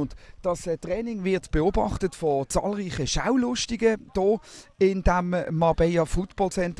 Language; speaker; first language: German; native; German